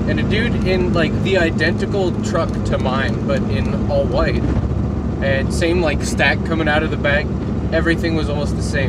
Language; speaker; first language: English; native; English